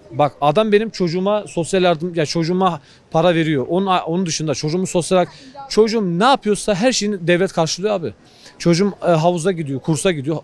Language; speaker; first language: Turkish; native; Turkish